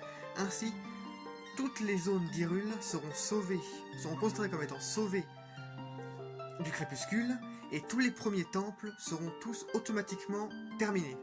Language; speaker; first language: French; native; French